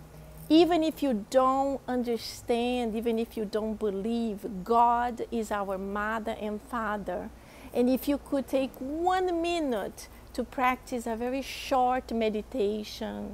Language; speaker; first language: English; non-native, fluent; Portuguese